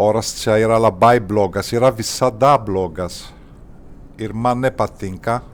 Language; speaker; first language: Lithuanian; non-native, learner; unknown